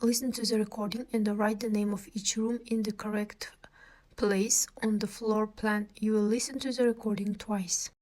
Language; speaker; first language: English; non-native, fluent; Kazakh